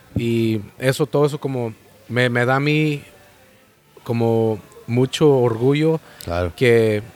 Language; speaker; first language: Spanish; native; Spanish